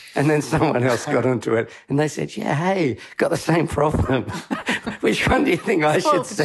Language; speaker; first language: English; native; English